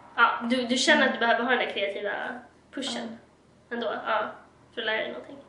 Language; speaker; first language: Swedish; native; Swedish